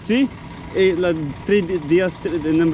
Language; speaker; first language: Spanish; non-native, learner; Arabic